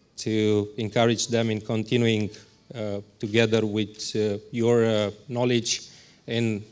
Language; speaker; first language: English; non-native, fluent; Romanian